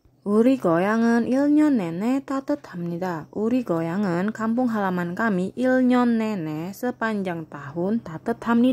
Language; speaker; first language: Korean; non-native, fluent; Indonesian